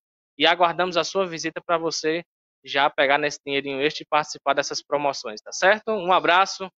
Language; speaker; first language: Portuguese; native; Portuguese